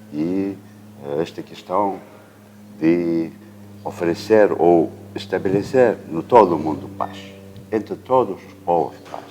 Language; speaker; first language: Portuguese; non-native, fluent; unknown